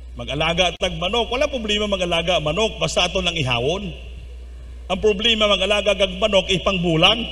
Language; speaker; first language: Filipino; non-native, local second language; Cebuano